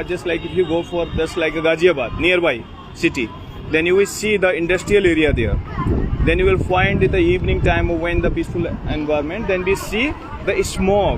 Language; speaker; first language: English; non-native, local second language; Hindi